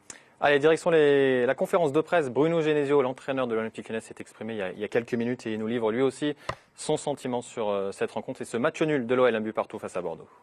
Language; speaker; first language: French; native; French